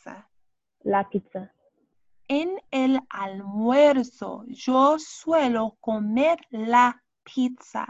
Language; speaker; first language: Spanish; non-native, fluent; English